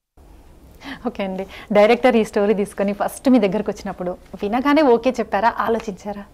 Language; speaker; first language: Telugu; native; Telugu